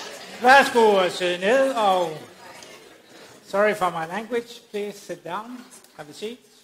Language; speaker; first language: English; non-native, fluent; Danish